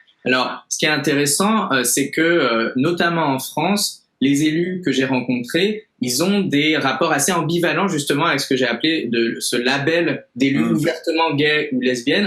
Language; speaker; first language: French; native; French